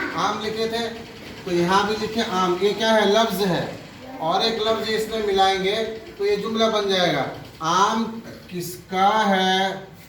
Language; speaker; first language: Hindi; non-native, local second language; Urdu